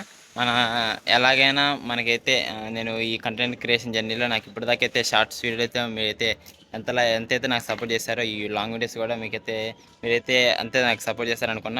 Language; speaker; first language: Telugu; native; Telugu